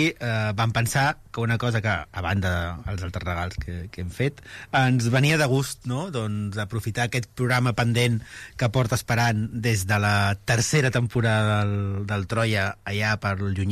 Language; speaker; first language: Catalan; native; Catalan